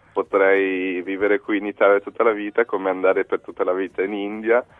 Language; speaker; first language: Italian; early bilingual, heritage; Italian